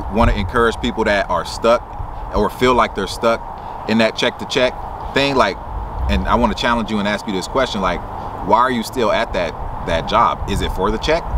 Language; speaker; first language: English; native; English